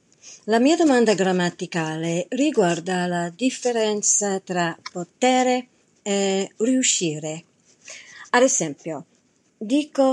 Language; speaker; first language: Italian; non-native, learner; English